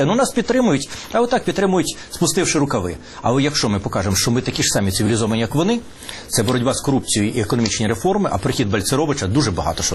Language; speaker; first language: Ukrainian; native; Ukrainian